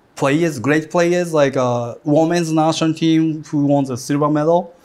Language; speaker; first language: English; non-native, fluent; Japanese